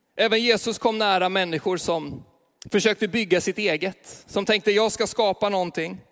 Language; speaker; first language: Swedish; native; Swedish